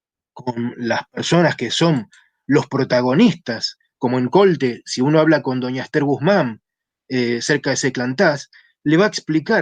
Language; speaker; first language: Spanish; native; Spanish